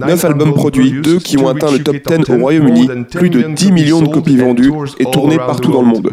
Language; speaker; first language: French; native; French